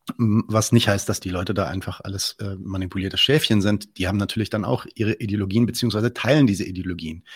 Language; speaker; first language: German; early bilingual, other home language; Arabic